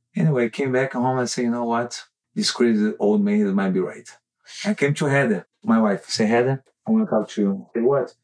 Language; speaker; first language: English; non-native, learner; Portuguese